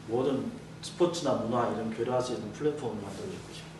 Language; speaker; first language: Korean; non-native, fluent; Chinese